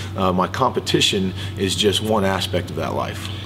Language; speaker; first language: English; native; English